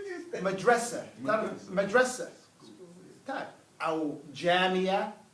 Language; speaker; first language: Arabic; non-native, fluent; English